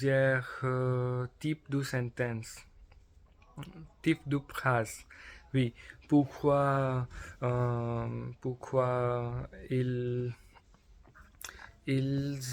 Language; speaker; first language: French; non-native, learner; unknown